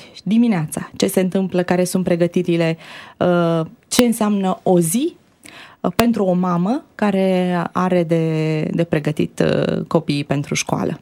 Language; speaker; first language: Romanian; native; Romanian